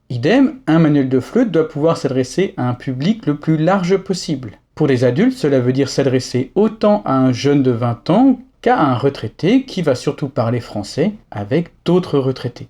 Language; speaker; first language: French; native; French